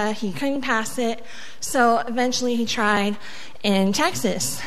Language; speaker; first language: English; early bilingual, other home language; Spanish